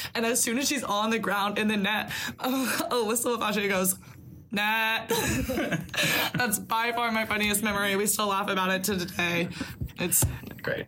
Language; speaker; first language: English; native; English